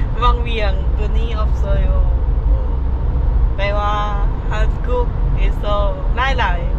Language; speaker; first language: Korean; non-native, learner; Lao